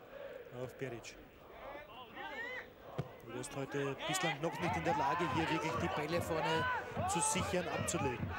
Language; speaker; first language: German; native; German